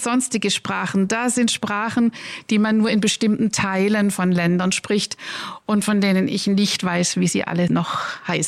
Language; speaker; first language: German; native; German